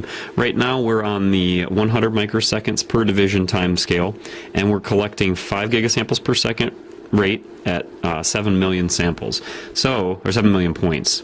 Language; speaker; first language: English; native; English